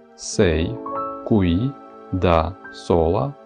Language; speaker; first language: Italian; non-native, fluent; Ukrainian